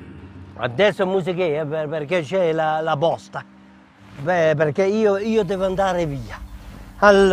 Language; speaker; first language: Italian; non-native, learner; Swiss German